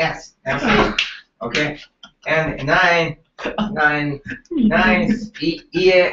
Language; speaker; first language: English; non-native, learner; Japanese